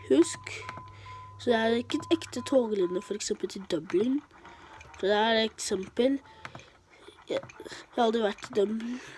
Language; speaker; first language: Norwegian; early bilingual, other home language; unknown